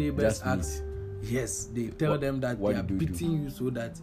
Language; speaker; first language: English; non-native, local second language; Akan